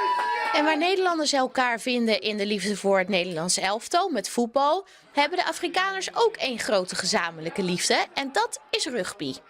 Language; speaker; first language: Dutch; native; Dutch